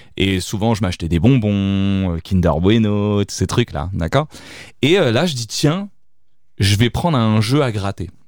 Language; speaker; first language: French; early bilingual, other home language; Italian